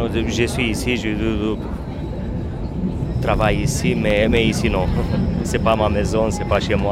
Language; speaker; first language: French; non-native, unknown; Romanian